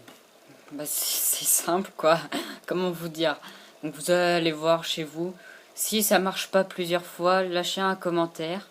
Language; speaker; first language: French; native; French